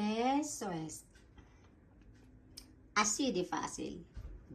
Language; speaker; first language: Spanish; non-native, fluent; Filipino